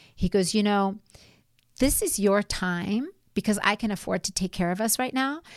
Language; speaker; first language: English; native; English